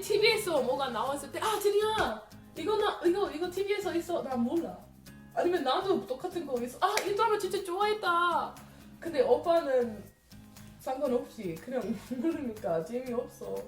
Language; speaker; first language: Korean; non-native, learner; English